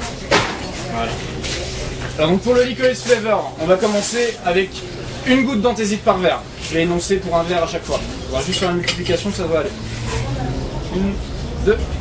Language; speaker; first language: French; non-native, fluent; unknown